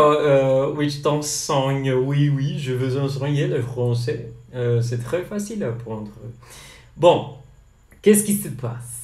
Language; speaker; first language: French; non-native, learner; Portuguese